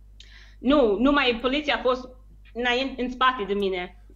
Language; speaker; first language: Romanian; non-native, learner; English